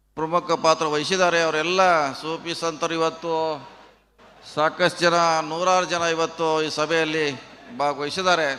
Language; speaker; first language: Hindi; non-native, local second language; Kannada